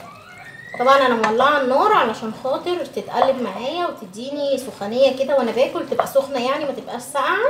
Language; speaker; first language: Arabic; native; Arabic